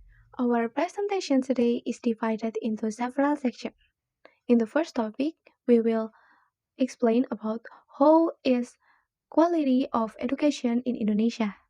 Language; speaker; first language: English; non-native, learner; Indonesian